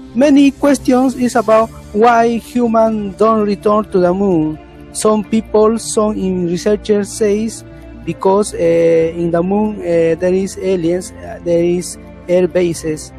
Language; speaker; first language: English; non-native, learner; Spanish